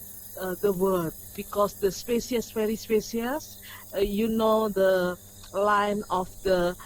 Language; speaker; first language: English; non-native, learner; Indonesian